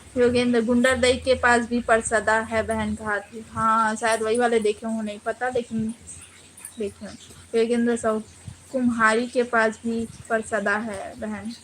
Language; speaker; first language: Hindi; native; Hindi